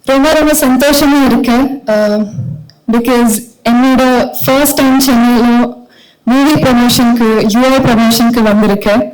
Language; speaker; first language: Tamil; non-native, learner; Kannada